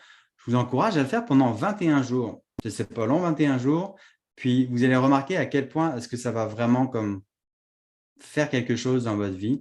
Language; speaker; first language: French; native; French